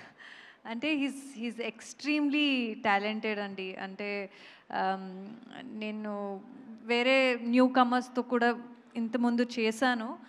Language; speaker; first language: Telugu; non-native, local second language; Kannada